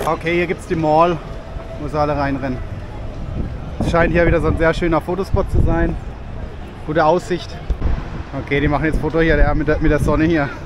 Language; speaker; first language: German; native; German